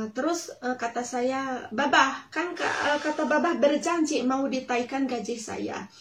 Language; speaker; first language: Indonesian; non-native, local second language; Sundanese